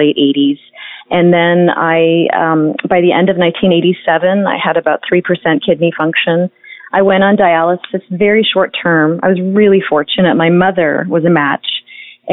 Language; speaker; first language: English; native; English